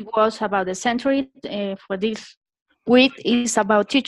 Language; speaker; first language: English; non-native, learner; Spanish